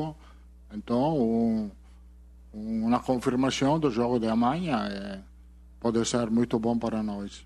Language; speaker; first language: Portuguese; non-native, learner; Spanish